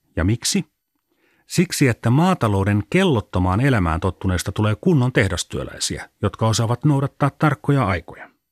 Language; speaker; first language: Finnish; native; Finnish